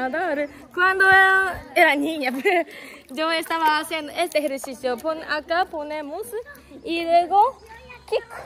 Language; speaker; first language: Spanish; non-native, fluent; Japanese